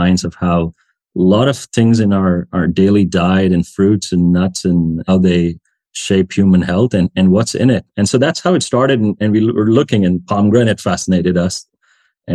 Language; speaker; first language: English; non-native, local second language; Hindi